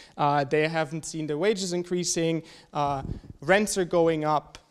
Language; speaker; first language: English; non-native, fluent; German